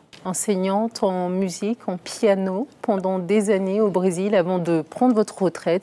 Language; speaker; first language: French; native; French